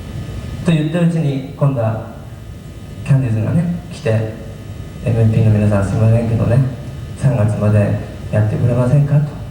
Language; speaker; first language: Japanese; native; Japanese